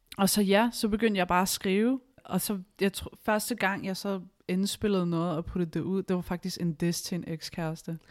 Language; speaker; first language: Danish; early bilingual, other home language; Spanish